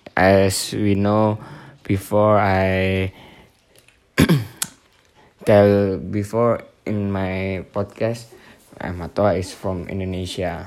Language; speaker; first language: English; non-native, learner; Indonesian